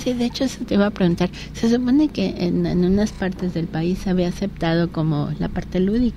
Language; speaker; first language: Spanish; native; Spanish